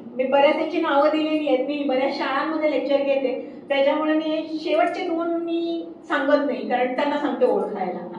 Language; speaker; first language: Marathi; native; Marathi